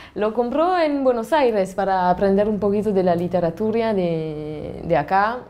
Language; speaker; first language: Spanish; non-native, learner; French